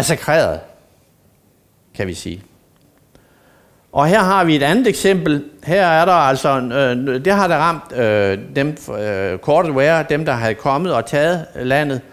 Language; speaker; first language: Danish; native; Danish